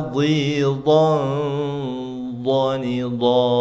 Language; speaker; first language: Arabic; non-native, fluent; Indonesian